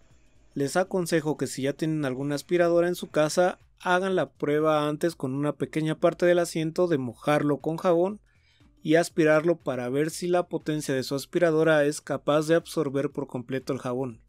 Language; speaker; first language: Spanish; native; Spanish